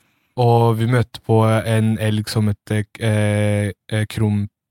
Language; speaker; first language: Norwegian; early bilingual, other home language; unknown